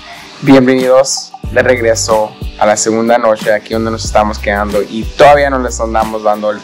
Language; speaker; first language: Spanish; early bilingual, heritage; English